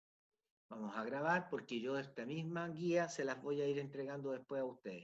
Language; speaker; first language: Spanish; native; Spanish